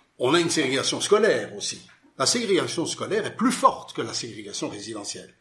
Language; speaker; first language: French; native; French